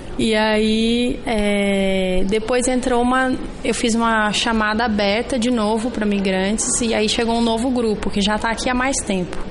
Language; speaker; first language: Portuguese; native; Portuguese